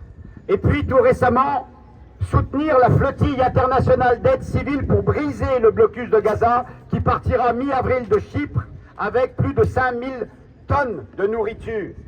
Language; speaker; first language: French; native; French